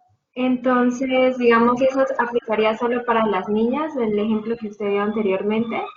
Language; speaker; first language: Spanish; native; Spanish